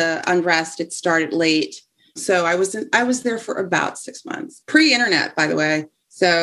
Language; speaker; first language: English; native; English